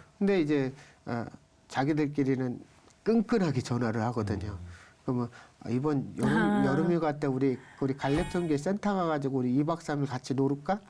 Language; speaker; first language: Korean; native; Korean